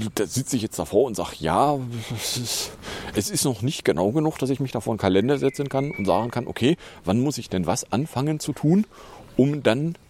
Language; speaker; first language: German; native; German